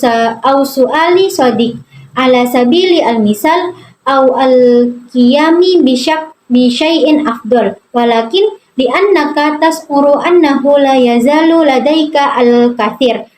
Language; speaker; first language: Arabic; non-native, learner; Indonesian